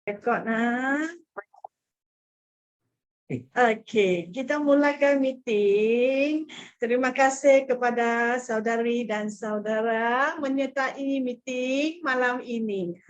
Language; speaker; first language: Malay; non-native, local second language; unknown